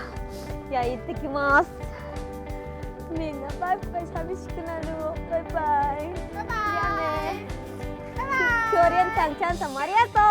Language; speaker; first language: Japanese; non-native, learner; Vietnamese